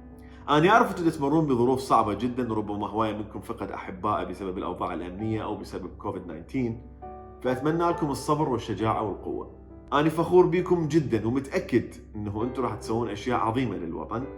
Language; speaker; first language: Arabic; native; Arabic